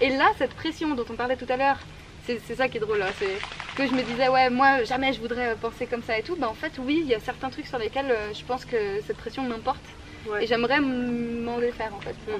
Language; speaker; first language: French; native; French